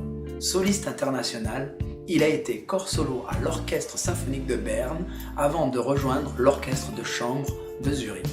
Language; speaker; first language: French; native; French